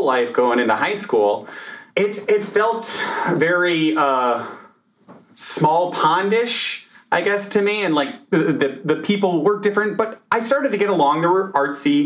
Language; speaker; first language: English; native; English